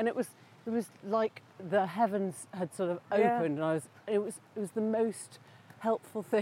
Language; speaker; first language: English; native; English